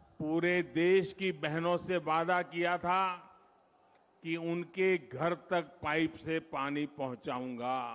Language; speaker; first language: Hindi; non-native, local second language; Gujarati